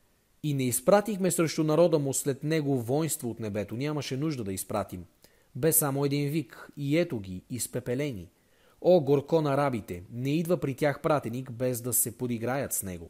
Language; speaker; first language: Bulgarian; native; Bulgarian